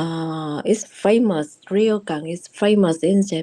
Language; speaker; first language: English; non-native, learner; Japanese